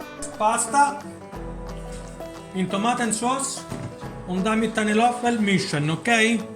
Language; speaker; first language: German; non-native, learner; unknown